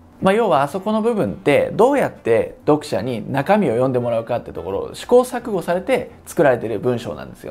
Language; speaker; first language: Japanese; native; Japanese